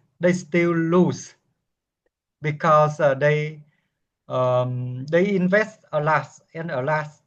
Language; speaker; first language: English; non-native, learner; Vietnamese